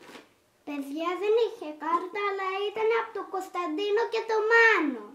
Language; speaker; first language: Greek; early bilingual, heritage; Greek